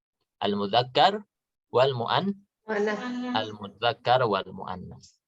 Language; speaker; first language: Arabic; non-native, fluent; Indonesian